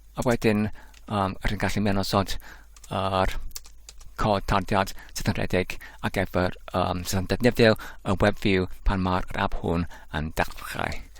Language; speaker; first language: Welsh; non-native, learner; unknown